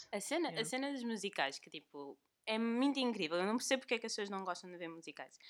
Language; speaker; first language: Portuguese; non-native, local second language; Kabuverdianu